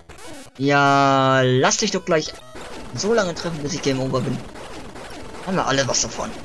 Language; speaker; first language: German; native; German